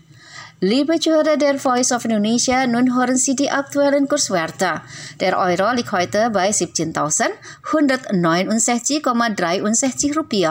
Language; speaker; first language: German; non-native, fluent; Indonesian